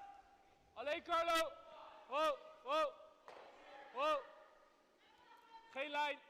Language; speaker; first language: Dutch; native; Dutch